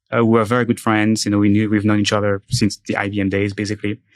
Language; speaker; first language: English; non-native, fluent; French